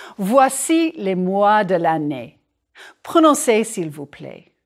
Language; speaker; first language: French; non-native, fluent; English